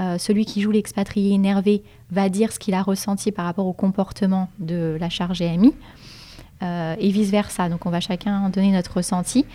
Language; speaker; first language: French; native; French